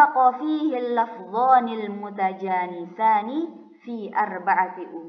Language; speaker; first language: Arabic; non-native, fluent; Indonesian